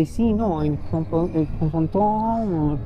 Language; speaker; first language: French; non-native, fluent; Spanish